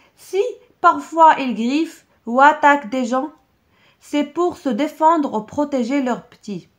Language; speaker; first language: French; non-native, local second language; Arabic